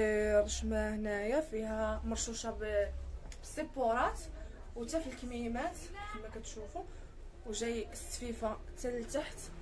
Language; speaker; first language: Arabic; native; Arabic